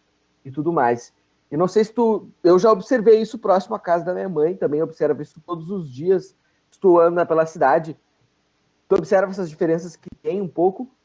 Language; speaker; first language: Portuguese; native; Portuguese